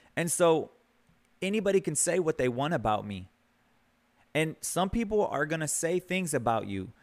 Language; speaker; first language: English; early bilingual, other home language; Spanish